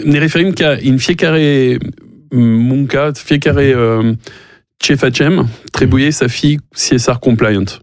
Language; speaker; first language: Romanian; non-native, learner; French